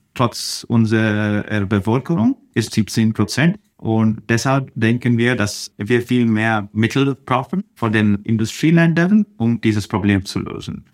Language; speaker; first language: German; non-native, fluent; Telugu